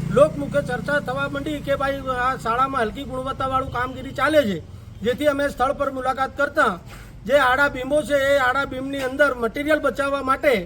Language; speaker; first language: Gujarati; native; Gujarati